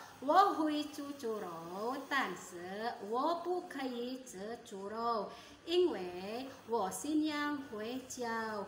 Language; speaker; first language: Chinese; non-native, learner; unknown